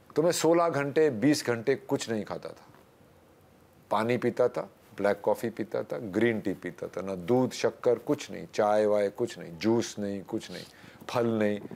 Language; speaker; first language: Hindi; native; Hindi